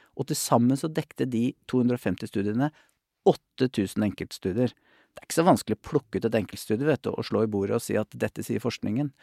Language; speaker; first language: Norwegian; native; Norwegian